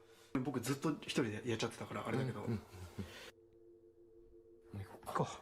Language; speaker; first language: Japanese; native; Japanese